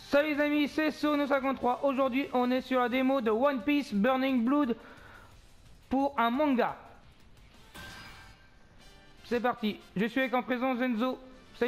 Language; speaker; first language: French; native; French